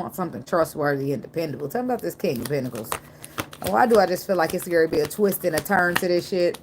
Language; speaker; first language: English; native; English